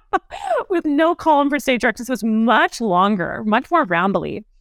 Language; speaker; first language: English; native; English